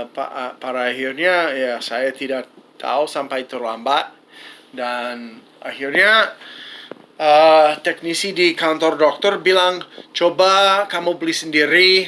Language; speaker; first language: Indonesian; non-native, fluent; English